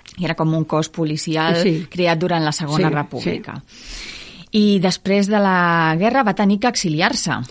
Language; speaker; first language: Catalan; native; Catalan